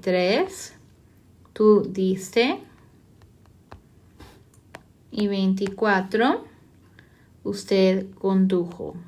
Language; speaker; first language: Spanish; non-native, fluent; English